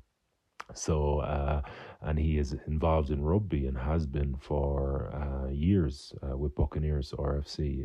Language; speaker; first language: English; native; English